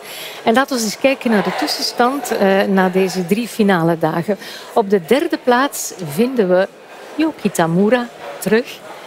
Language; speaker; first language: Dutch; native; Dutch